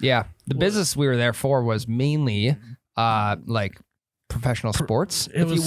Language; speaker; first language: English; native; English